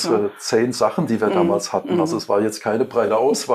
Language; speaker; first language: German; native; German